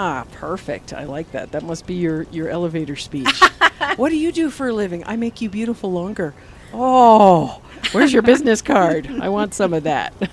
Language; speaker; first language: English; native; English